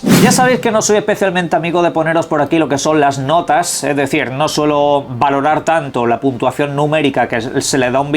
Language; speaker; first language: Spanish; native; Spanish